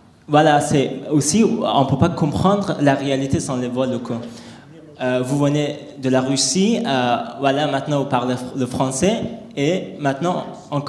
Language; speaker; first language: French; non-native, learner; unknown